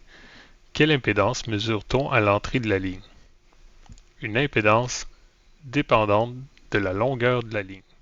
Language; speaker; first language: French; native; French